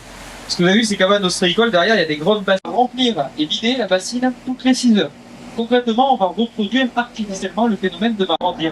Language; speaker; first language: French; native; French